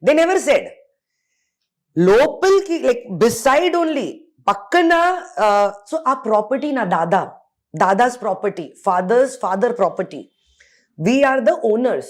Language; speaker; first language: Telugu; non-native, fluent; Hindi